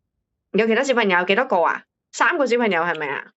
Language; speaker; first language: Cantonese; native; Cantonese